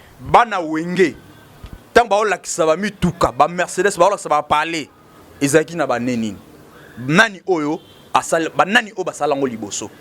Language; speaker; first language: Lingala; native; Lingala